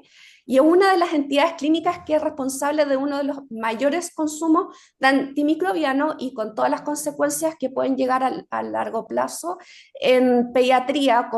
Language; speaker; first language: Spanish; native; Spanish